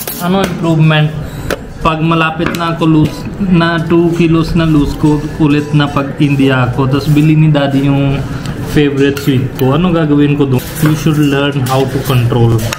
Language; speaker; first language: Filipino; non-native, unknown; Punjabi